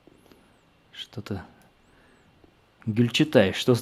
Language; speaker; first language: Russian; native; Russian